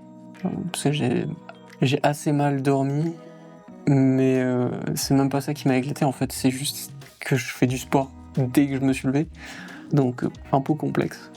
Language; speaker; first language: French; native; French